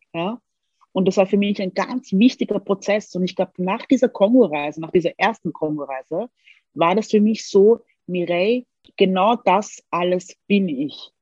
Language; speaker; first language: German; early bilingual, other home language; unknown